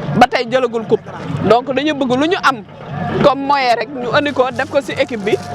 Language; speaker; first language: Wolof; native; Wolof